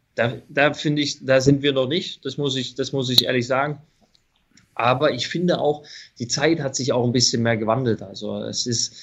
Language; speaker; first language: German; native; German